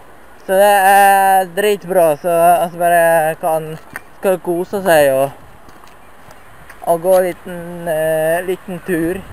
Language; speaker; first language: Swedish; non-native, learner; Norwegian